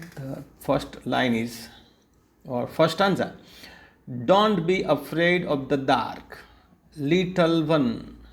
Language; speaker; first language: English; non-native, local second language; Gujarati